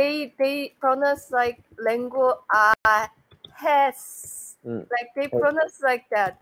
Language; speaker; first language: English; non-native, learner; Korean